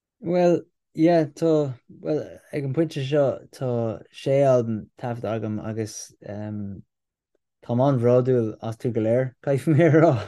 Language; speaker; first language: Irish; non-native, local second language; English